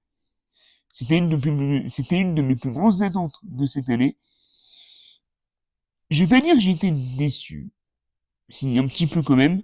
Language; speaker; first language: French; native; French